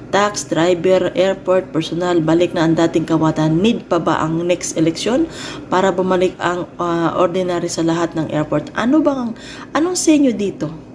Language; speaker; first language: Filipino; non-native, local second language; Cebuano